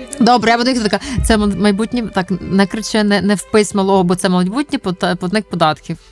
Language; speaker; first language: Ukrainian; native; Ukrainian